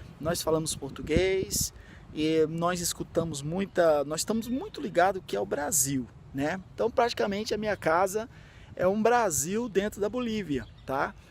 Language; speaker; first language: Portuguese; native; Portuguese